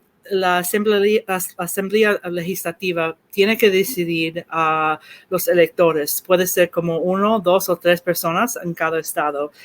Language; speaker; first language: Spanish; early bilingual, heritage; Spanish